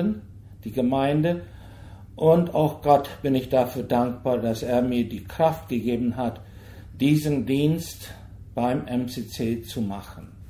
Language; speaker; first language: German; early bilingual, heritage; German